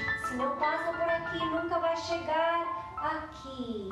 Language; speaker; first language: Portuguese; non-native, fluent; English